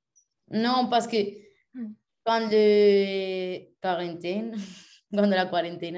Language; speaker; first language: French; non-native, learner; Spanish